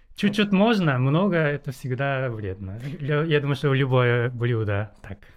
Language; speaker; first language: Russian; non-native, learner; Japanese